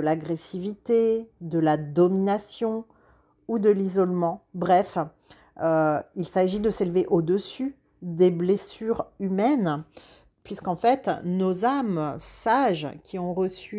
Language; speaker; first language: French; native; French